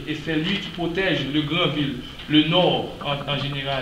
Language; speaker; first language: French; non-native, local second language; Haitian Creole